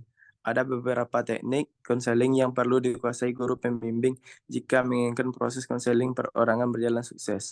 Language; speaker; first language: Indonesian; native; Indonesian